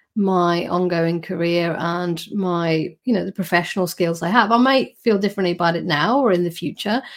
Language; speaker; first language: English; non-native, fluent; Swedish